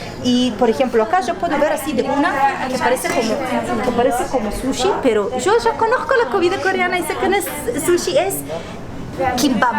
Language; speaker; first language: Spanish; non-native, fluent; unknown